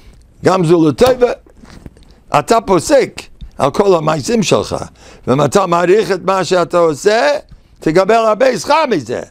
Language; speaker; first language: Hebrew; non-native, fluent; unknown